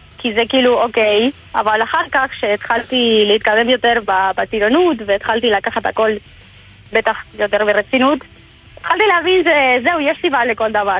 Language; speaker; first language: Hebrew; non-native, fluent; Spanish